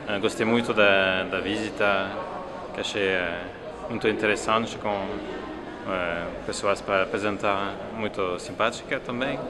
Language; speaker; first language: Portuguese; non-native, learner; French